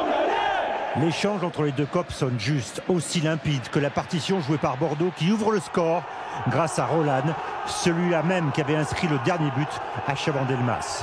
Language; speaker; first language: French; native; French